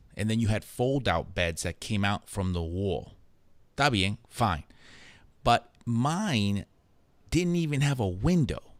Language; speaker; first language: English; early bilingual, other home language; Spanish